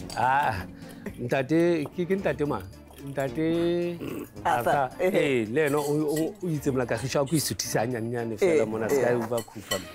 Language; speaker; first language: English; non-native, local second language; Southern Sotho